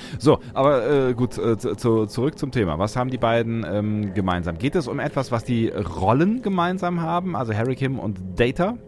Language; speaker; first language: German; native; German